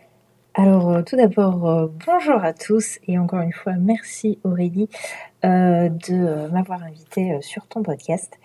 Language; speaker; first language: French; native; French